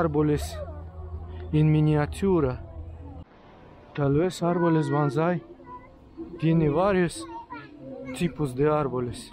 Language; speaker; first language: Spanish; non-native, learner; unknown